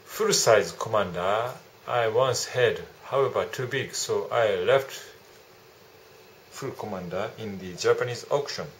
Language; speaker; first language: English; non-native, learner; Japanese